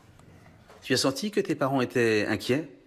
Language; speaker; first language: French; native; French